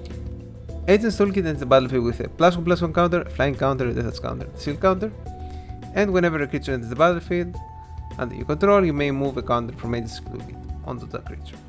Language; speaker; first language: English; non-native, fluent; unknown